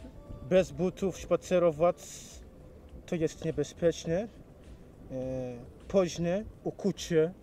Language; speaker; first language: Polish; non-native, learner; Swahili